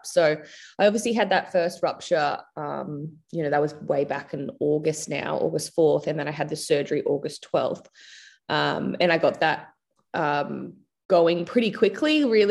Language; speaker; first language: English; native; English